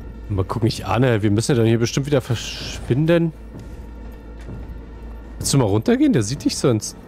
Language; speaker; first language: German; native; German